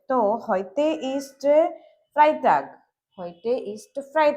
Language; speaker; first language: German; non-native, learner; Gujarati